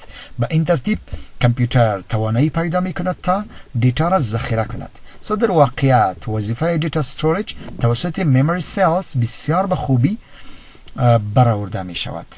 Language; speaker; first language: Persian; native; Persian